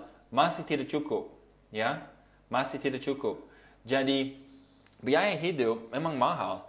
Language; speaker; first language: Indonesian; non-native, fluent; English